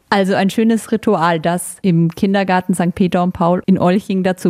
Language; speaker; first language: German; native; German